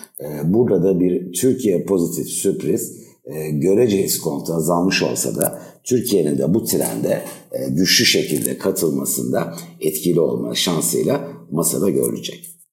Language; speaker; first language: Turkish; native; Turkish